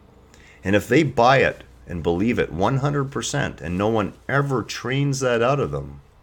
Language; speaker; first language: English; native; English